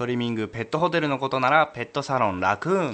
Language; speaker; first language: Japanese; native; Japanese